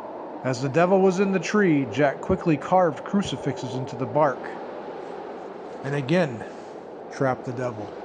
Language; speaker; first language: English; native; English